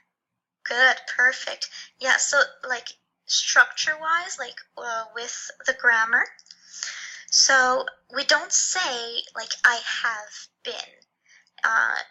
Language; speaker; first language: English; non-native, fluent; French